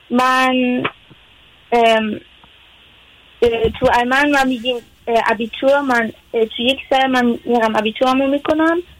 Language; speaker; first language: Persian; early bilingual, heritage; Persian